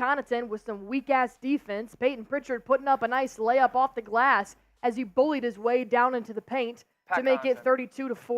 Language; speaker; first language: English; native; English